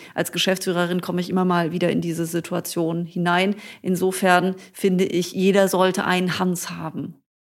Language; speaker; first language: German; native; German